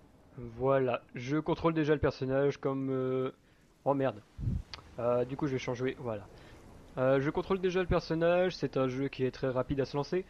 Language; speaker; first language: French; native; French